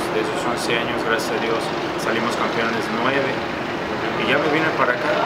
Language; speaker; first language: Spanish; early bilingual, heritage; Spanish